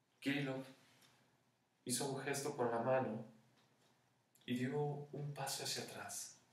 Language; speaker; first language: Spanish; native; Spanish